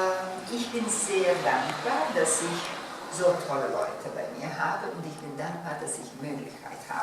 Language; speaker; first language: German; non-native, fluent; Bosnian